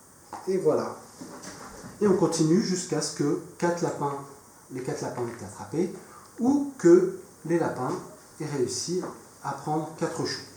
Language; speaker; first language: French; native; French